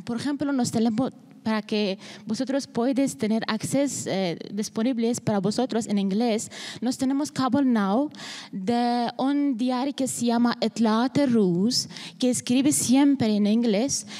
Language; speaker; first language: Spanish; non-native, learner; Persian